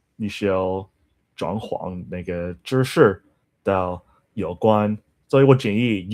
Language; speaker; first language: Chinese; non-native, learner; English